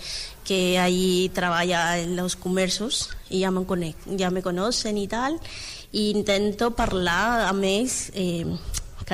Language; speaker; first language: Catalan; non-native, learner; Spanish